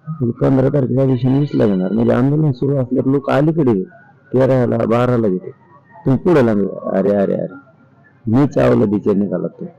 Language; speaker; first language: Marathi; native; Marathi